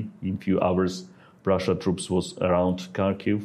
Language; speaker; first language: English; non-native, fluent; Ukrainian